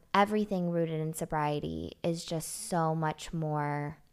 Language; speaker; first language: English; native; English